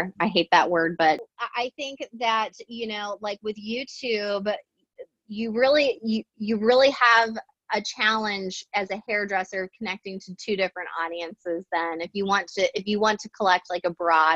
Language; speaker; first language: English; native; English